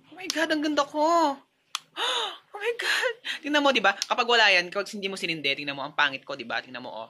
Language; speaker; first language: Filipino; native; Filipino